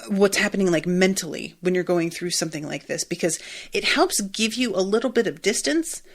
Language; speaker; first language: English; native; English